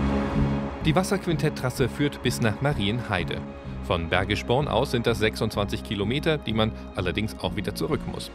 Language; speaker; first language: German; native; German